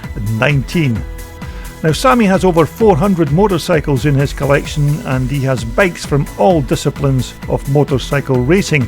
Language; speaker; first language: English; native; English